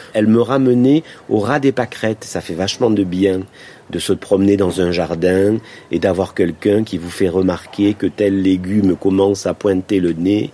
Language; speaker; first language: French; native; French